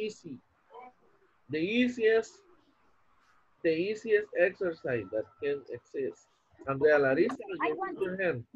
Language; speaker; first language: English; non-native, fluent; Spanish